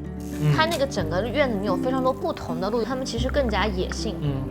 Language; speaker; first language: Chinese; native; Chinese